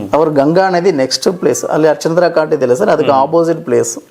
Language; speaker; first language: Kannada; non-native, local second language; Tamil